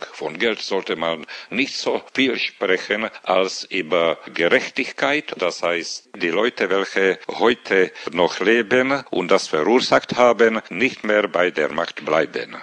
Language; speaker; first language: German; non-native, fluent; Slovak